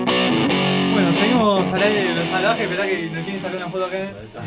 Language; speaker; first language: Spanish; native; Spanish